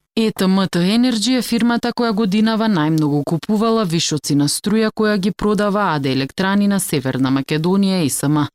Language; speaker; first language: Macedonian; native; Macedonian